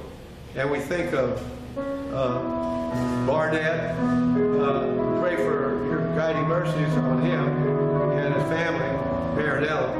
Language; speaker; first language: English; native; English